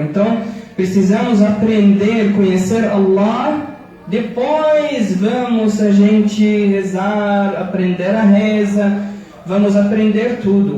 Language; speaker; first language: Portuguese; non-native, fluent; Arabic